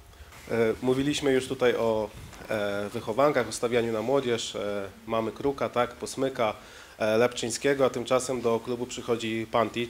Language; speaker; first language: Polish; native; Polish